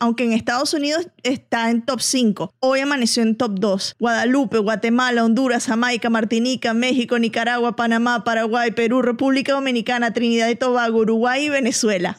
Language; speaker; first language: Spanish; native; Spanish